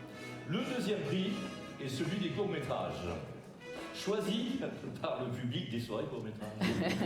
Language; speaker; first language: French; native; French